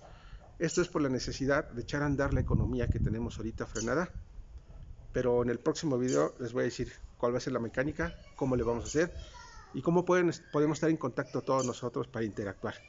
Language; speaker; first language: Spanish; native; Spanish